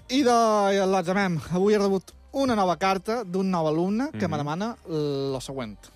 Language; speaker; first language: Catalan; native; Catalan